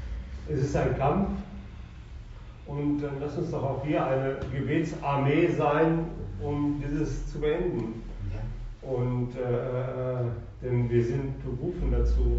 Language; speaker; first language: German; native; German